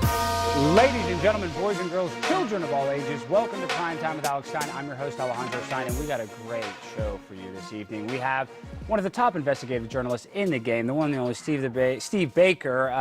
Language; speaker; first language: English; native; English